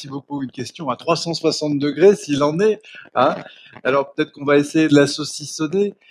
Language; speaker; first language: French; native; French